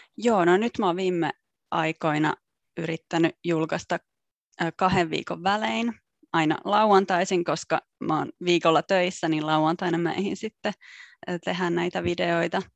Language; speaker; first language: Finnish; native; Finnish